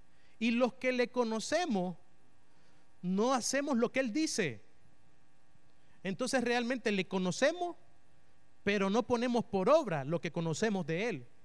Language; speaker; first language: Spanish; native; Spanish